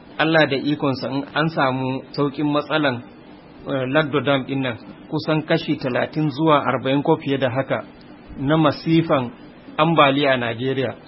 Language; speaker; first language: Hausa; native; Hausa